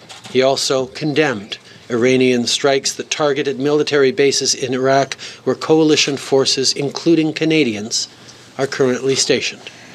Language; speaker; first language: English; native; English